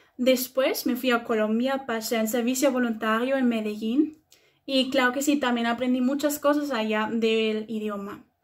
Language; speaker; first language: Spanish; non-native, fluent; German